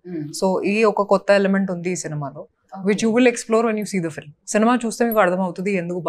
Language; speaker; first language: Telugu; non-native, fluent; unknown